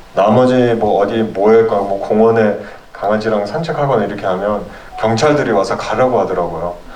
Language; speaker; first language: Korean; early bilingual, heritage; Korean